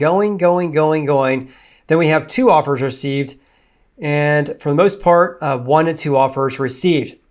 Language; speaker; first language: English; native; English